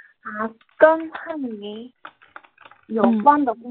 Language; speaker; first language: Chinese; non-native, learner; Korean